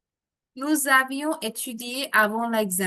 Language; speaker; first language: French; non-native, fluent; Hindi